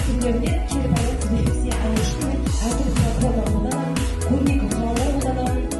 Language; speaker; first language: Kazakh; native; Kazakh